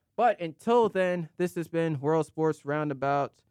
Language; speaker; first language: English; native; English